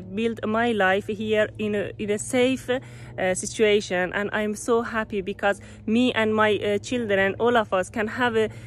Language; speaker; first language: English; non-native, fluent; Persian